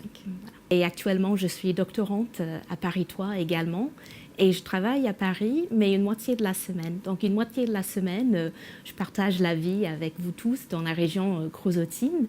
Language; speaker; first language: French; non-native, fluent; English